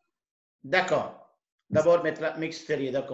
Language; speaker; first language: French; non-native, fluent; Tamil